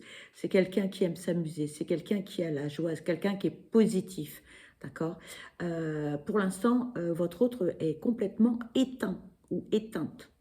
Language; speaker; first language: French; native; French